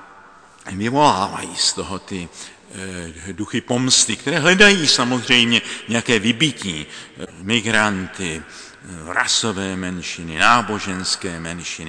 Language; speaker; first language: Czech; native; Czech